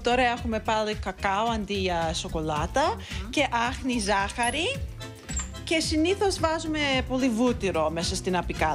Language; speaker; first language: Greek; early bilingual, heritage; Greek